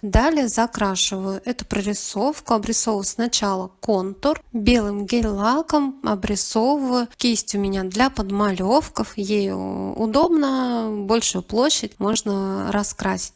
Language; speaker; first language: Russian; native; Russian